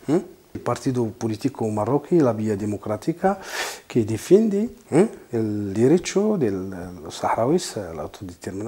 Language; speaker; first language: Spanish; non-native, fluent; Arabic